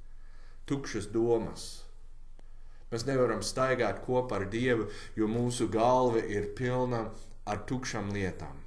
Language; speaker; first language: Latvian; non-native, learner; English